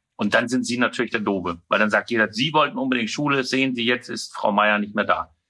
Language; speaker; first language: German; non-native, fluent; Danish